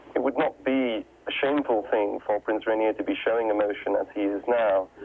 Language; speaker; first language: English; native; English